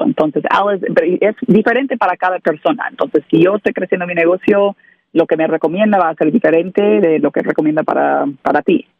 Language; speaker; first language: Spanish; non-native, learner; English